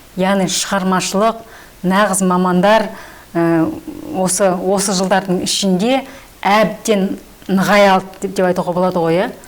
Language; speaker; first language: Kazakh; native; Kazakh